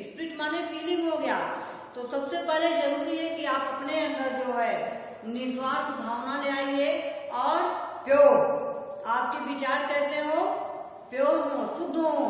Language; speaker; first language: Hindi; native; Hindi